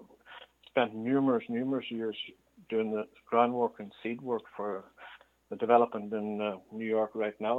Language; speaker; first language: English; native; English